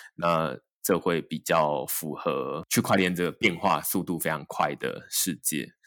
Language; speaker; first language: Chinese; native; Chinese